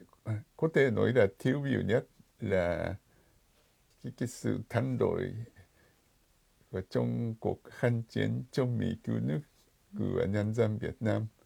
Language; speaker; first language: Vietnamese; non-native, fluent; Japanese